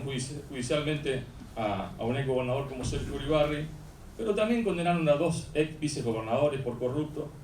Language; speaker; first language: Spanish; native; Spanish